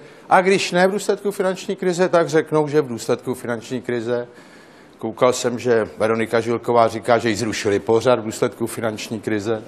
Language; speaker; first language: Czech; native; Czech